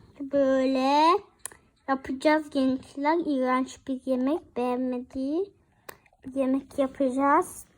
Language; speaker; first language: Turkish; early bilingual, heritage; Turkish